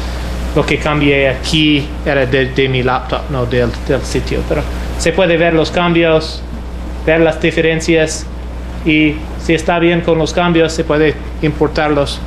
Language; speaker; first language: Spanish; non-native, fluent; English